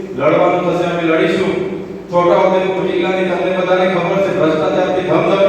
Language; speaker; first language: Gujarati; non-native, local second language; Vasavi